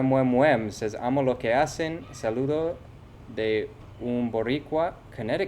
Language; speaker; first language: Spanish; non-native, fluent; English